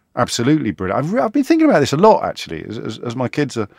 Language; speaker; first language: English; native; English